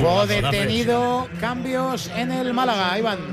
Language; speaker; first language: Spanish; native; Spanish